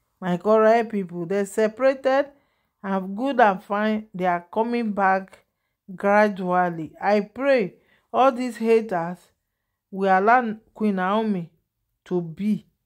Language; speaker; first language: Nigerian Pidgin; non-native, local second language; Yoruba